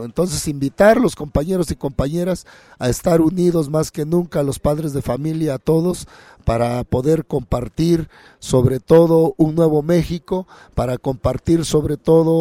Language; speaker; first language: Spanish; native; Spanish